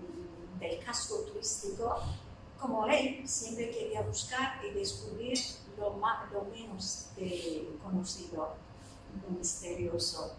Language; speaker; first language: Spanish; non-native, fluent; Turkish